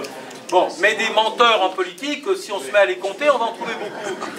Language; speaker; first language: French; native; French